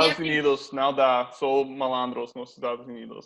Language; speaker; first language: Portuguese; non-native, fluent; English